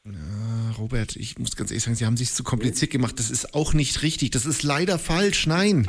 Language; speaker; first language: German; native; German